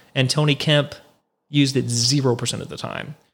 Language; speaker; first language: English; native; English